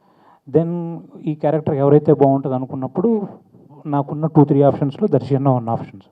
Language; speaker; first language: Telugu; native; Telugu